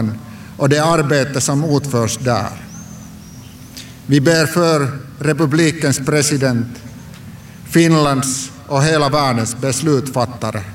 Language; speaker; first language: Swedish; non-native, local second language; Finnish